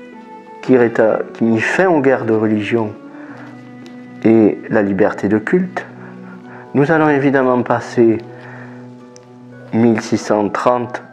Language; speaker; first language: French; native; French